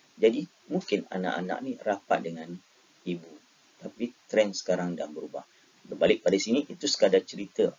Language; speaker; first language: Malay; native; Malay